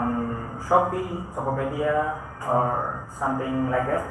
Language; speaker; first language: English; non-native, learner; Indonesian